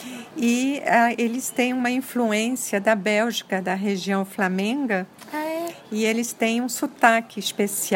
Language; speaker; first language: Portuguese; early bilingual, other home language; French